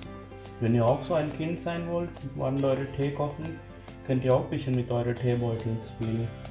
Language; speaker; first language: German; non-native, fluent; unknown